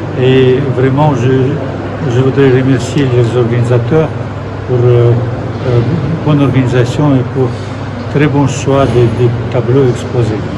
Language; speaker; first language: French; non-native, fluent; Russian